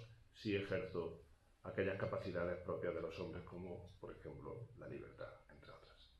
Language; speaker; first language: Spanish; native; Spanish